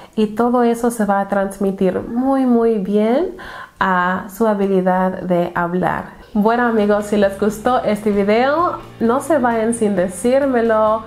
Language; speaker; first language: Spanish; non-native, fluent; English